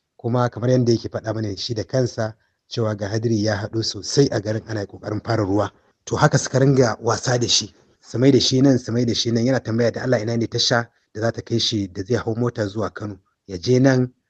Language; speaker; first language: Hausa; native; Hausa